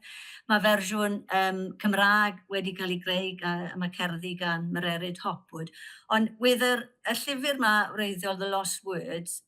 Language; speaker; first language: Welsh; native; Welsh